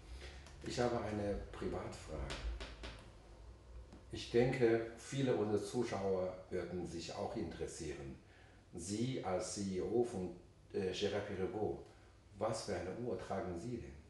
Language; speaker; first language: German; non-native, fluent; Chinese